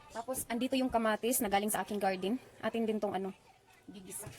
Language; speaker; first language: Filipino; non-native, local second language; Waray